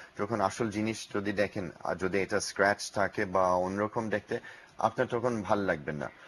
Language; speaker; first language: Bangla; non-native, learner; English